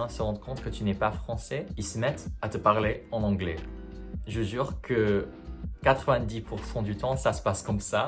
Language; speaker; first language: French; non-native, fluent; English